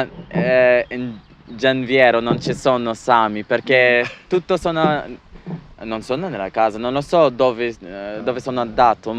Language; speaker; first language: Italian; non-native, learner; English